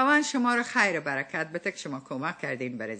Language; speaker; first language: Persian; native; Persian